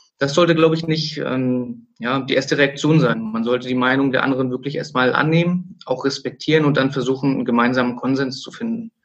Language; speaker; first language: German; native; German